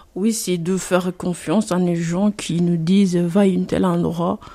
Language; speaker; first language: French; non-native, local second language; Comorian